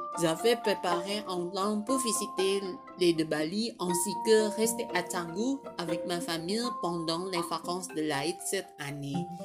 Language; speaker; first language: French; non-native, fluent; Indonesian